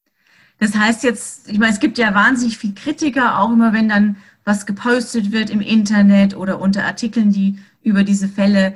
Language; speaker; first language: German; native; German